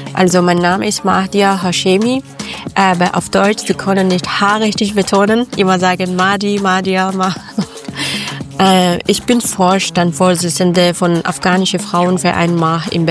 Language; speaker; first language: German; non-native, learner; Persian